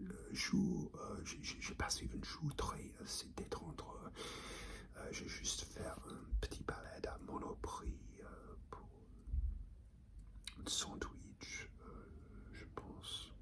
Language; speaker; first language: French; non-native, learner; English